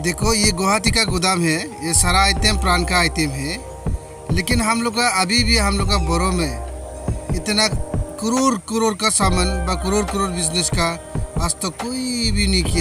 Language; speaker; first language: Hindi; non-native, local second language; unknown